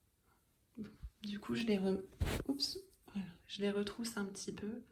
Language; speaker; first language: French; native; French